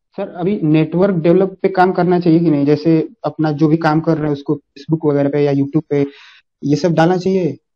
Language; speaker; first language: Hindi; native; Hindi